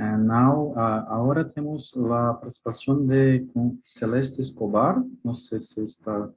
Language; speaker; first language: Spanish; non-native, fluent; Portuguese